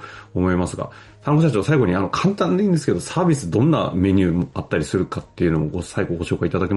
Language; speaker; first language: Japanese; native; Japanese